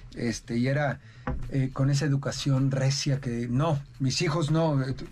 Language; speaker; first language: Spanish; native; Spanish